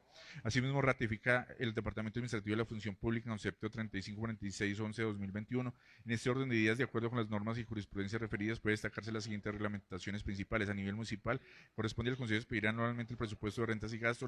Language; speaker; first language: Spanish; native; Spanish